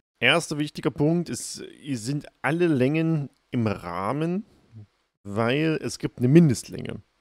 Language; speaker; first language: German; native; German